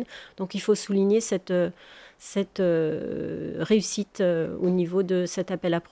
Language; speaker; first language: French; native; French